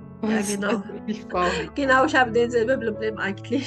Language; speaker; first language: German; non-native, learner; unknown